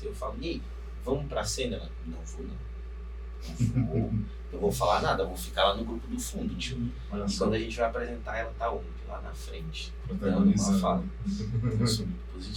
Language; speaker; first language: Portuguese; native; Portuguese